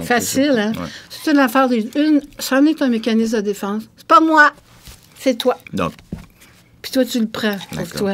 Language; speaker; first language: French; native; French